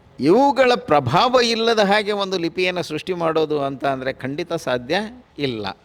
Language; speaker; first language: Kannada; non-native, local second language; Lambadi